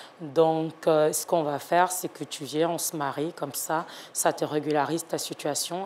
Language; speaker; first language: French; non-native, local second language; Yoruba